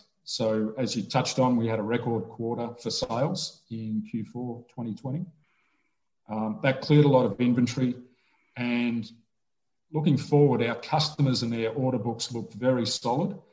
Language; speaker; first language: English; native; English